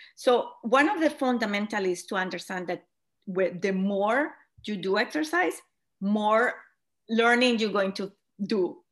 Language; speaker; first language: English; non-native, fluent; Spanish